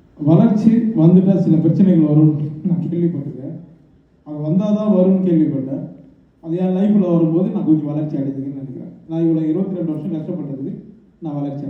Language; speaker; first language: Tamil; native; Tamil